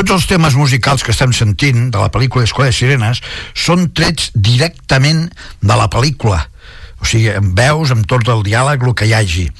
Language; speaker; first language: Catalan; non-native, local second language; Spanish